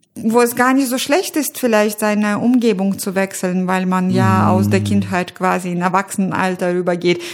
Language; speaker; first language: German; non-native, fluent; Russian